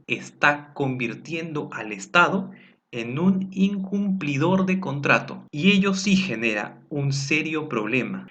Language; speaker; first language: Spanish; native; Spanish